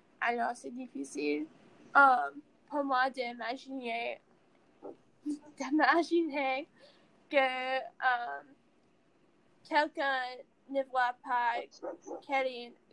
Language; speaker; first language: French; non-native, learner; English